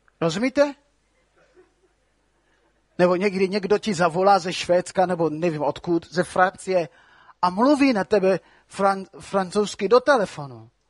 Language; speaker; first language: Czech; non-native, fluent; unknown